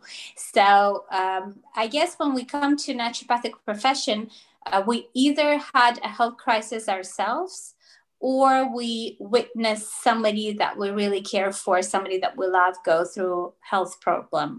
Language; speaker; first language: English; non-native, fluent; Russian